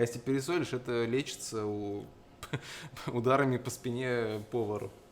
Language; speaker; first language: Russian; native; Russian